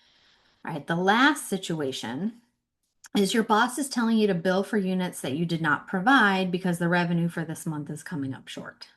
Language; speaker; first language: English; native; English